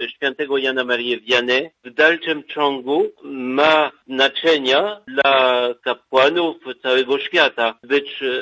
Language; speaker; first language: Polish; non-native, fluent; French